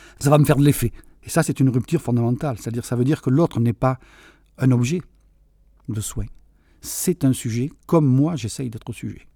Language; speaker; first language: French; early bilingual, other home language; Catalan